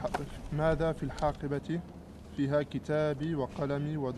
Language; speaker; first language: Arabic; non-native, learner; French